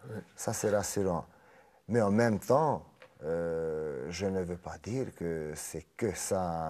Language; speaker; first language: French; non-native, fluent; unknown